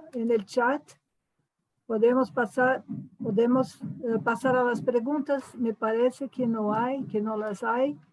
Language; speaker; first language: Spanish; non-native, fluent; Portuguese